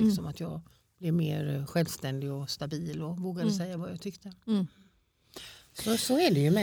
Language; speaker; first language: Swedish; native; Swedish